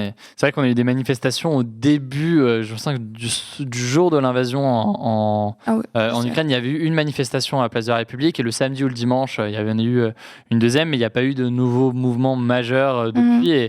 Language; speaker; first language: French; native; French